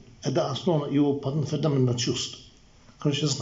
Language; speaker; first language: Russian; non-native, learner; Tibetan